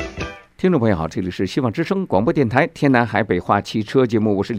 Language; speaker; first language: Chinese; native; Chinese